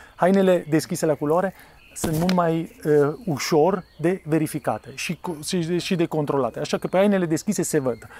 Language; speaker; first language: Romanian; non-native, fluent; Italian